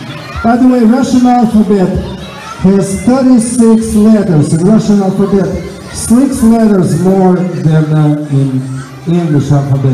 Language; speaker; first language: English; non-native, fluent; Russian